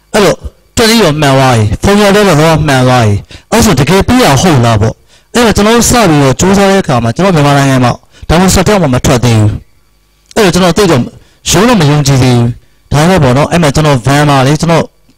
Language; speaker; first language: Burmese; native; Burmese